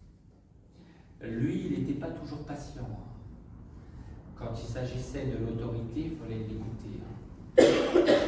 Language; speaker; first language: French; native; French